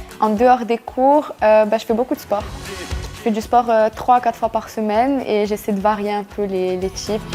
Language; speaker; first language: French; non-native, local second language; Arabic